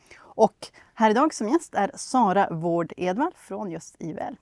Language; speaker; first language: Swedish; native; Swedish